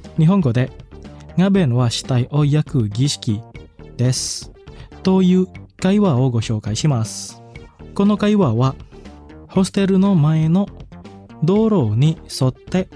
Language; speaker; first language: Japanese; non-native, fluent; Indonesian